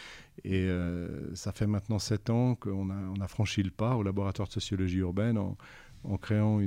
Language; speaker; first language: French; native; French